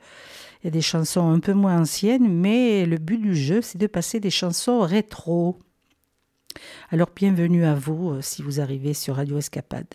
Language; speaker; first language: French; native; French